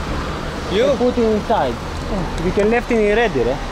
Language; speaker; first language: English; non-native, learner; Greek